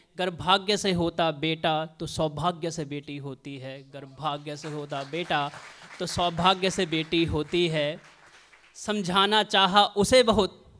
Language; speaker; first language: Hindi; native; Hindi